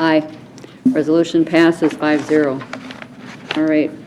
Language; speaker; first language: English; native; English